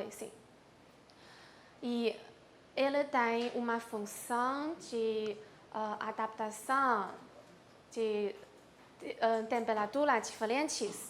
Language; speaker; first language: Portuguese; non-native, learner; Chinese